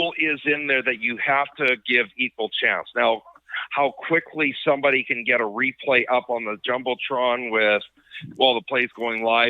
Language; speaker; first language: English; native; English